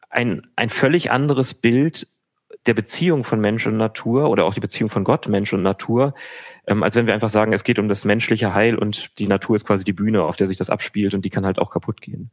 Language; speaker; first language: German; native; German